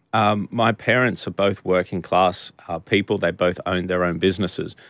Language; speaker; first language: English; native; English